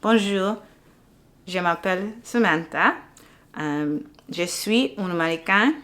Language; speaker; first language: French; non-native, learner; English